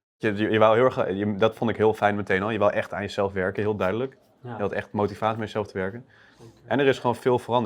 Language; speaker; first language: Dutch; native; Dutch